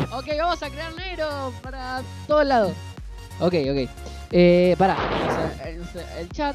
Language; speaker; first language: Spanish; native; Spanish